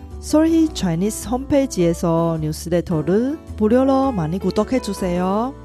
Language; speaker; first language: Korean; non-native, fluent; Chinese